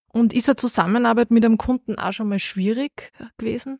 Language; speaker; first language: German; native; German